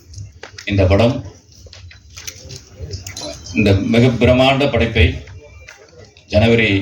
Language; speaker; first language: Tamil; native; Tamil